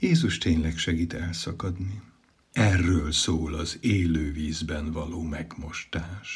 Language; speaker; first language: Hungarian; native; Hungarian